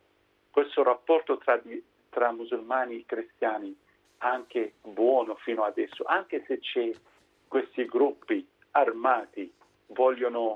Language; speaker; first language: Italian; non-native, fluent; Arabic